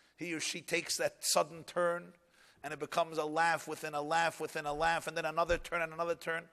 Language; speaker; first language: English; native; English